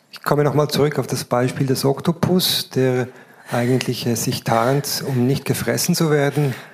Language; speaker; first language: German; non-native, fluent; Italian